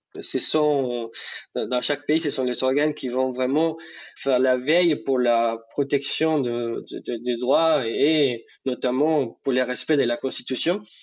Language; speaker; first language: French; non-native, fluent; Spanish